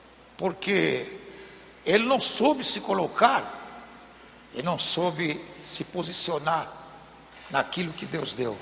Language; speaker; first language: Portuguese; native; Portuguese